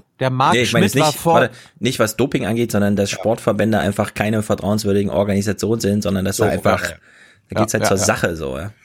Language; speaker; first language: German; native; German